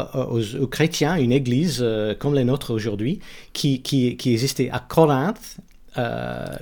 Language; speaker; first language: French; non-native, fluent; English